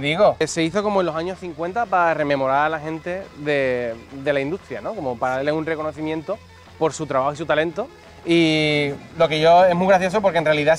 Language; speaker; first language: Spanish; native; Spanish